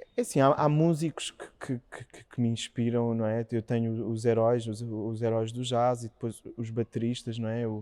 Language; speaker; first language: Portuguese; early bilingual, heritage; Portuguese